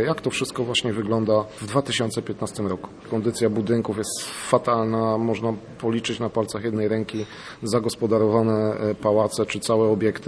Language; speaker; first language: Polish; native; Polish